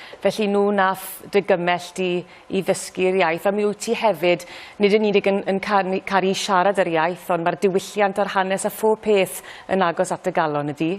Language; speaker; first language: Welsh; native; Welsh